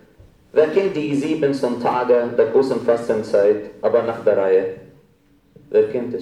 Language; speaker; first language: German; non-native, fluent; Arabic